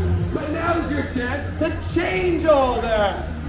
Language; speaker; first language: English; native; English